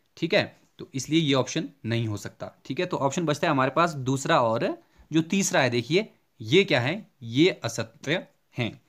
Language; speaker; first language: Hindi; native; Hindi